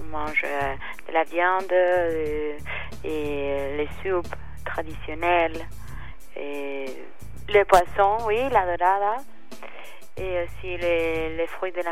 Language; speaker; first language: French; non-native, fluent; Spanish